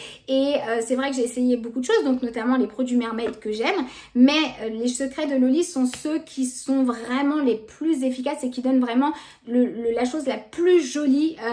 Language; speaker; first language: French; native; French